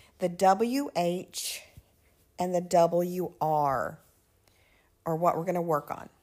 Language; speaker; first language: English; native; English